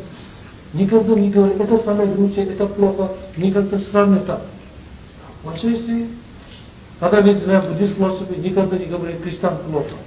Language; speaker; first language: Russian; non-native, learner; Tibetan